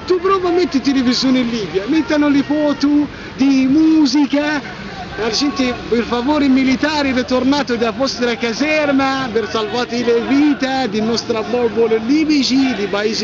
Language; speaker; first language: Italian; non-native, learner; Arabic